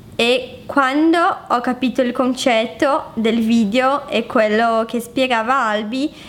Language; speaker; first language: Italian; non-native, fluent; Portuguese